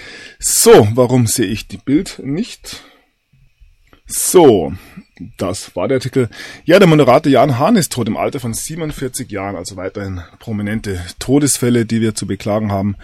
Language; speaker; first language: German; native; German